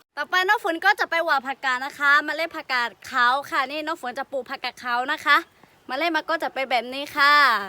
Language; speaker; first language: Thai; non-native, local second language; Lahu